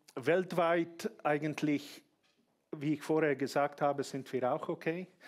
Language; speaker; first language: German; non-native, fluent; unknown